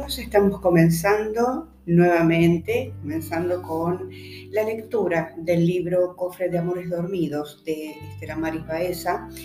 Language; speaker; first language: Spanish; native; Spanish